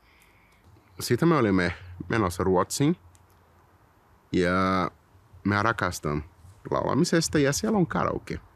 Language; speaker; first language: Finnish; non-native, fluent; Portuguese